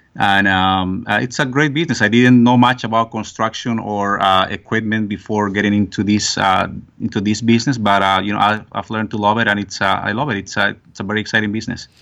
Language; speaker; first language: English; non-native, fluent; Spanish